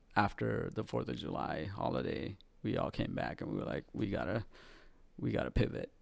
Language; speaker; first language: English; non-native, local second language; Sinhala